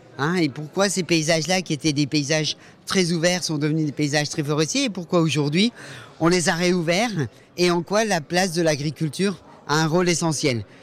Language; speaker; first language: French; native; French